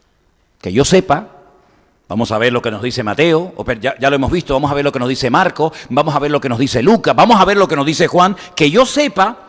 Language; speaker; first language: Spanish; native; Spanish